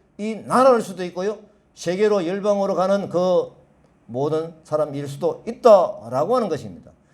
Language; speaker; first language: Korean; native; Korean